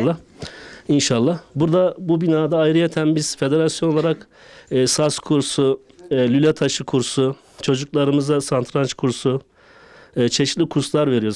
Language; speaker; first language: Turkish; native; Turkish